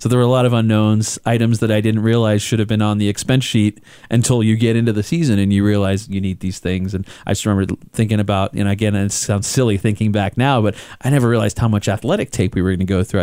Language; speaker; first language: English; native; English